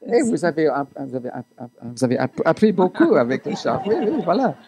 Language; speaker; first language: French; non-native, fluent; English